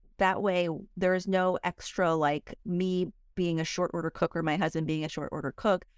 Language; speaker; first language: English; early bilingual, other home language; Korean